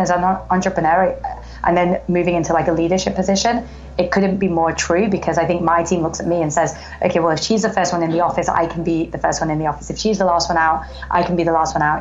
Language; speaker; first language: English; native; English